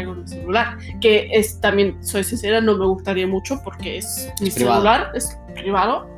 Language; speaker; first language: Spanish; non-native, fluent; German